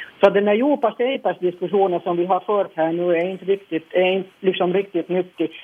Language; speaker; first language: Swedish; native; Swedish